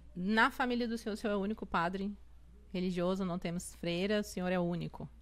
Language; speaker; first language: Portuguese; native; Portuguese